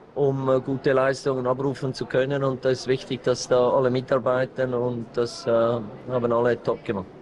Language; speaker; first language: German; native; German